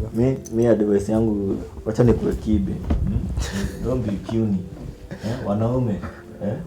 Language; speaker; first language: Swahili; native; Swahili